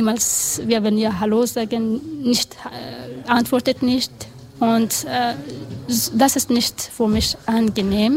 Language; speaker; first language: German; non-native, learner; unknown